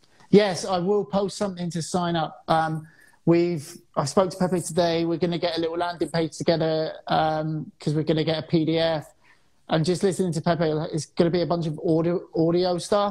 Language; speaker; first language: English; native; English